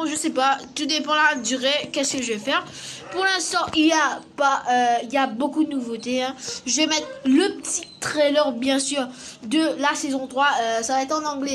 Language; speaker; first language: French; native; French